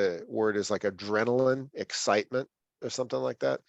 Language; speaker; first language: English; native; English